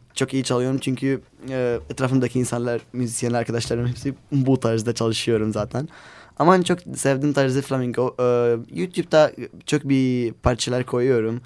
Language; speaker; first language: Turkish; non-native, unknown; Arabic